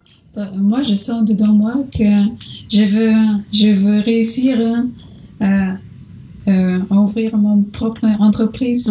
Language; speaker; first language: French; non-native, learner; Portuguese